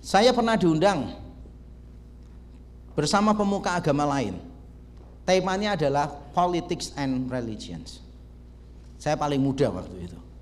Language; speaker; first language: Indonesian; native; Indonesian